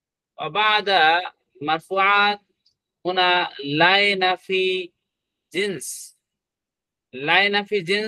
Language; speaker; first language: Arabic; non-native, fluent; Bangla